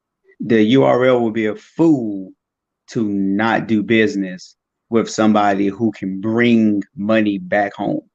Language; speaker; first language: English; native; English